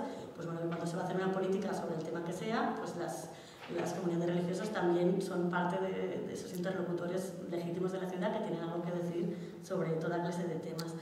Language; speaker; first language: Spanish; native; Spanish